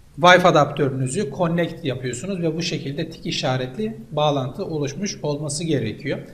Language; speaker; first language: Turkish; native; Turkish